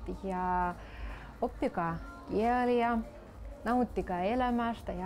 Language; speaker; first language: Finnish; non-native, local second language; Russian